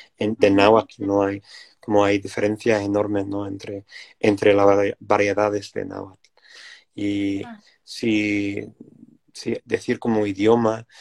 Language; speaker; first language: Spanish; non-native, fluent; English